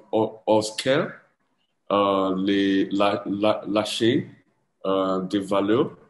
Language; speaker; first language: French; non-native, learner; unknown